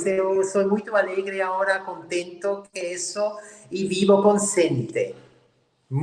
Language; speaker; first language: Portuguese; non-native, fluent; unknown